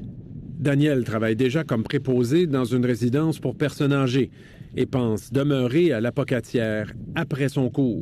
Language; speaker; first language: French; native; French